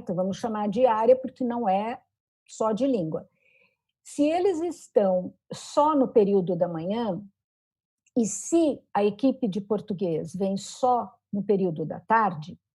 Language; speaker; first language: Portuguese; native; Portuguese